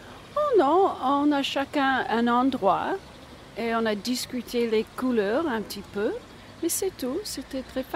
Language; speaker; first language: French; non-native, learner; English